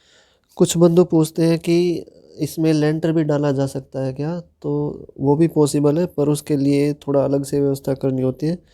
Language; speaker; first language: Hindi; native; Hindi